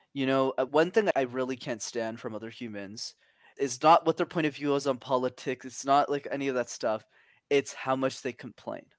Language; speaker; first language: English; early bilingual, other home language; Tamil